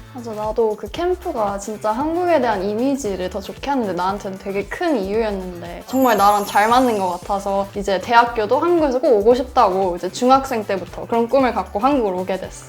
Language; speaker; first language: Korean; early bilingual, heritage; Korean